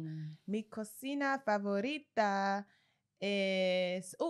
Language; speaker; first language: Spanish; non-native, learner; English